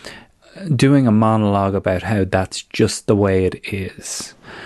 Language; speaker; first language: English; native; English